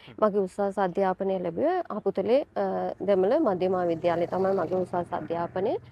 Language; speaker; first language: Sinhala; non-native, local second language; Tamil